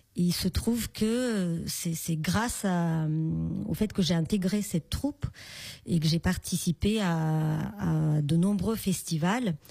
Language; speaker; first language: French; non-native, fluent; Romanian